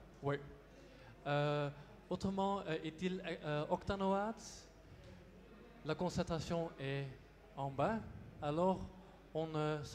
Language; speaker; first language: French; non-native, local second language; Dutch